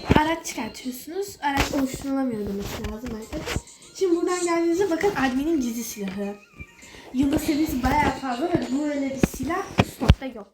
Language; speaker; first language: Turkish; native; Turkish